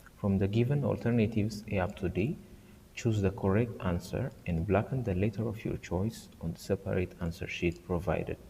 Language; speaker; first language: English; non-native, local second language; Amharic